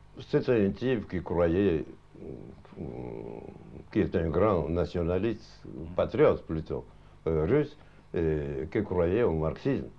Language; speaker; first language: French; non-native, fluent; Russian